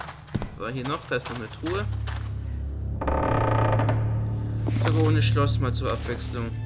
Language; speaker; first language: German; native; German